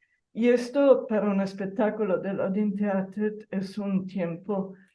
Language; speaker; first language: Spanish; non-native, fluent; Italian